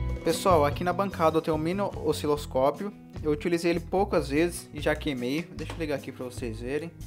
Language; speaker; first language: Portuguese; native; Portuguese